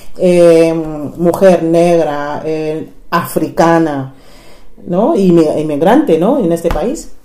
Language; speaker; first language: Spanish; non-native, fluent; English